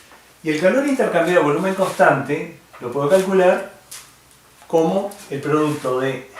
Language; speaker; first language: Spanish; native; Spanish